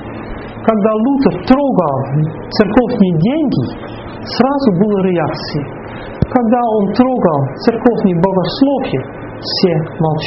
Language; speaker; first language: Russian; non-native, fluent; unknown